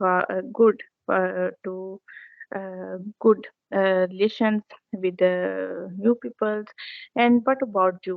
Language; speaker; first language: English; non-native, learner; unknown